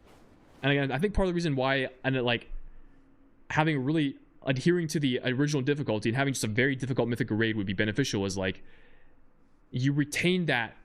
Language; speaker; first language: English; native; English